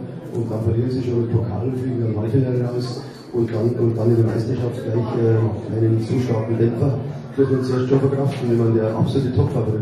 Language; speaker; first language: German; native; German